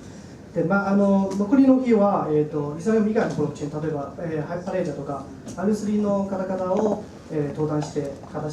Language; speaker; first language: Japanese; non-native, fluent; Chinese